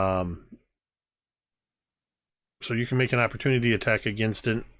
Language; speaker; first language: English; native; English